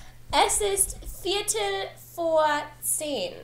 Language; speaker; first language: German; non-native, learner; English